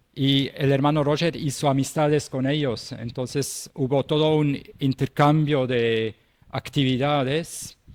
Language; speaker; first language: Spanish; non-native, fluent; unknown